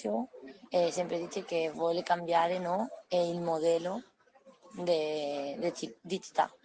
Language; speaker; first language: Italian; non-native, learner; Spanish